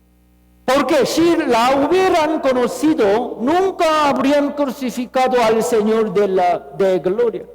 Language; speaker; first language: Spanish; non-native, fluent; Korean